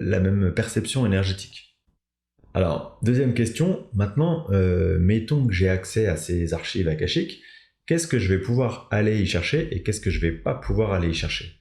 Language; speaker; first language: French; native; French